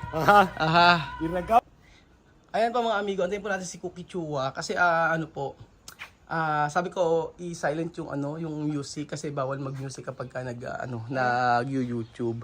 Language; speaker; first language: Filipino; native; Filipino